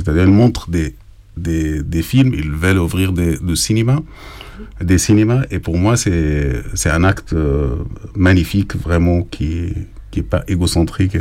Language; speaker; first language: French; non-native, fluent; Arabic